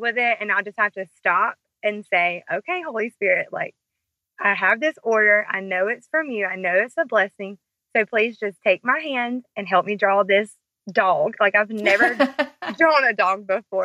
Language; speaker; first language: English; native; English